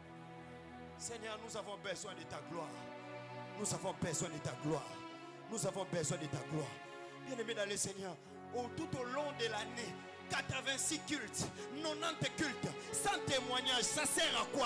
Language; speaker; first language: French; non-native, local second language; Lingala